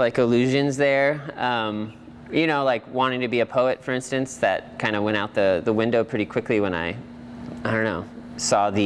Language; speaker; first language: English; native; English